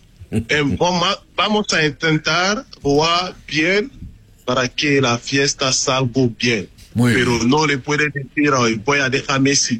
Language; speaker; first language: Spanish; non-native, learner; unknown